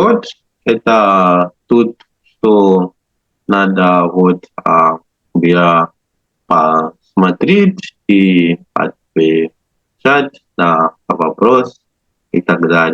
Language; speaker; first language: Russian; non-native, learner; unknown